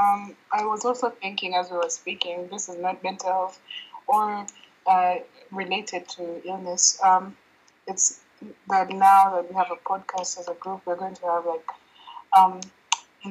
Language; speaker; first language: English; non-native, local second language; Kinyarwanda